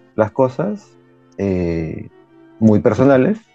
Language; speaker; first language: Spanish; native; Spanish